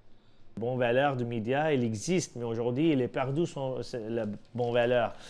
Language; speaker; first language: French; non-native, learner; Urdu